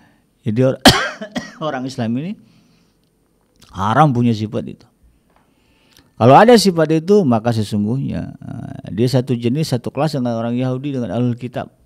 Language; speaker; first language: Indonesian; native; Indonesian